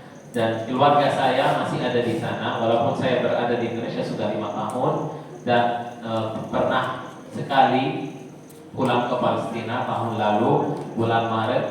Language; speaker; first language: Indonesian; non-native, fluent; Arabic